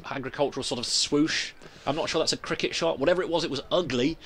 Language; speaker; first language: English; native; English